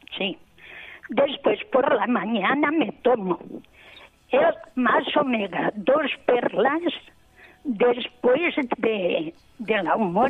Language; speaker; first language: Spanish; non-native, local second language; Catalan